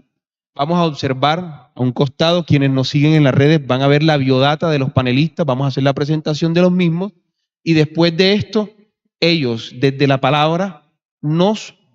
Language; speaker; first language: Spanish; native; Spanish